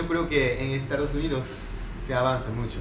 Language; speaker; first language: Spanish; non-native, learner; Japanese